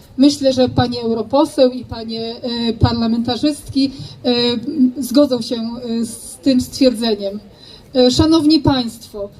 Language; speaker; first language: Polish; native; Polish